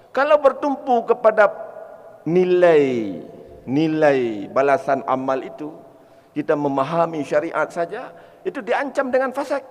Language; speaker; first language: Malay; non-native, local second language; Achinese